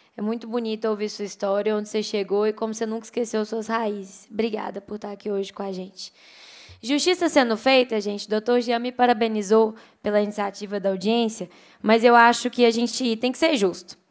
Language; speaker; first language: Portuguese; native; Portuguese